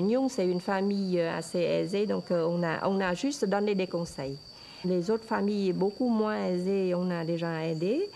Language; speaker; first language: French; non-native, fluent; Vietnamese